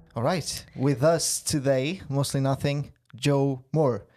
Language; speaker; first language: English; non-native, fluent; Portuguese